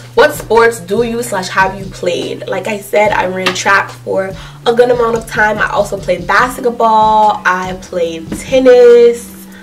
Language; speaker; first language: English; native; English